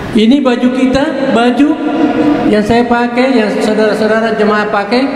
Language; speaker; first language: Indonesian; non-native, local second language; Buginese